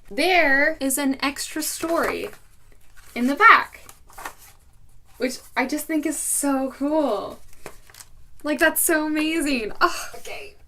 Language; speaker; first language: English; native; English